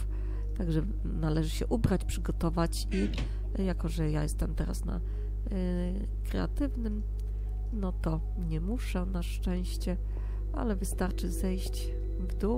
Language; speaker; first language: Polish; native; Polish